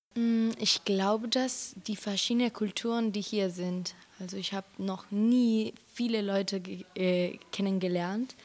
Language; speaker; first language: German; non-native, learner; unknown